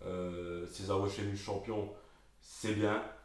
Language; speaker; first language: French; native; French